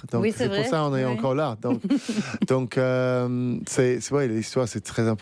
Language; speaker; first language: French; non-native, fluent; English